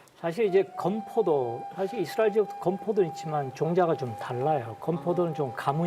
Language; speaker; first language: Korean; native; Korean